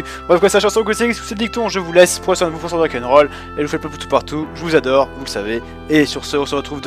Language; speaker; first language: French; native; French